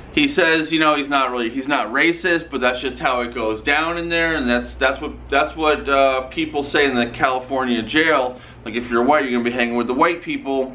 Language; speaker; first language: English; native; English